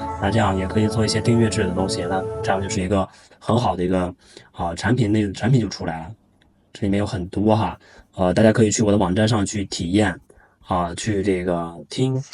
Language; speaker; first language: Chinese; native; Chinese